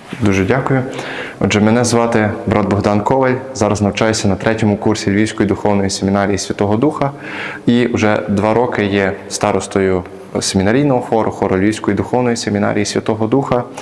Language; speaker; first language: Ukrainian; native; Ukrainian